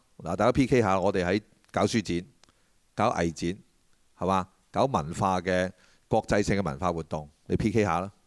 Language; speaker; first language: Cantonese; native; Cantonese